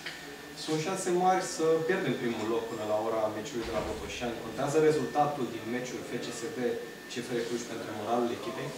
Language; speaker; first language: Romanian; native; Romanian